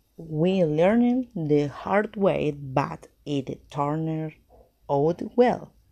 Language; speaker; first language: English; non-native, learner; Spanish